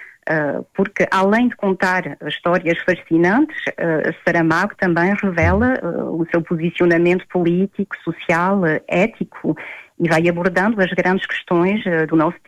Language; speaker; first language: Portuguese; native; Portuguese